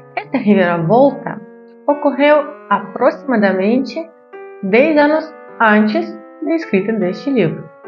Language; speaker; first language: Portuguese; non-native, fluent; Russian